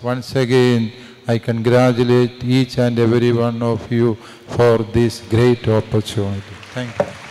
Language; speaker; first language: English; non-native, local second language; Malayalam